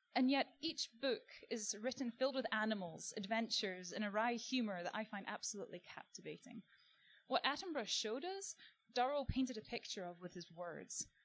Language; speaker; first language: English; native; English